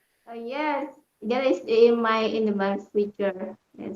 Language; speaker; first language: English; non-native, learner; Indonesian